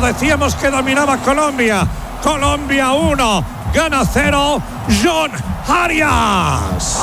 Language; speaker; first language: Spanish; native; Spanish